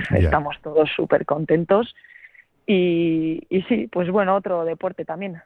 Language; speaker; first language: Spanish; native; Spanish